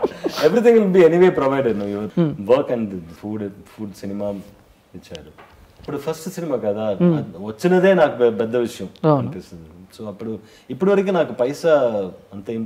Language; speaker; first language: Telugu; non-native, learner; Tamil